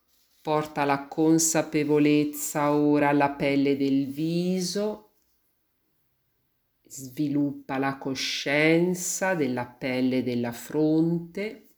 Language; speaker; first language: Italian; native; Italian